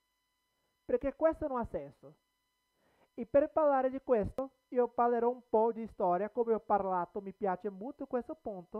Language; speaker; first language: Italian; non-native, learner; Portuguese